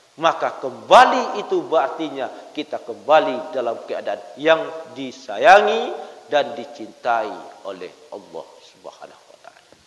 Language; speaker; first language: Malay; non-native, local second language; Minangkabau